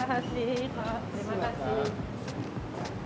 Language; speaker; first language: Indonesian; non-native, fluent; English